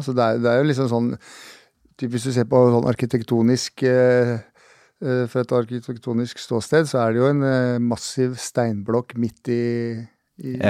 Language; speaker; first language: Norwegian; native; Norwegian